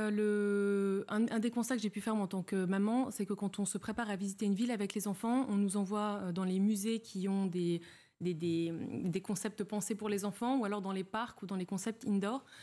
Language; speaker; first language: French; native; French